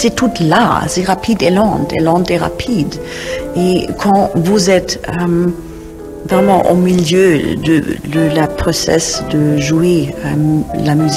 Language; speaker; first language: French; non-native, fluent; German